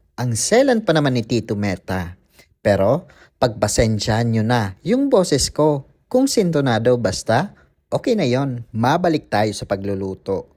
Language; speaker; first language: Filipino; native; Filipino